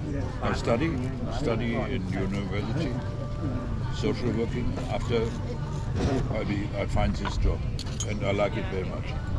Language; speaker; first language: English; non-native, learner; German